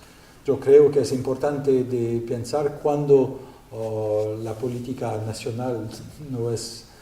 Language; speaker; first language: Spanish; non-native, learner; French